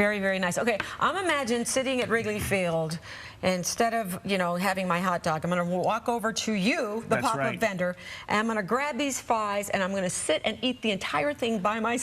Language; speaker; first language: English; native; English